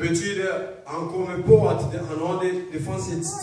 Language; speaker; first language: Swedish; non-native, fluent; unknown